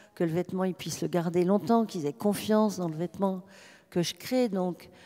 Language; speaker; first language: French; native; French